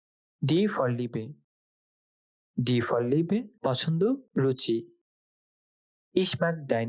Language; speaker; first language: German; non-native, fluent; Bangla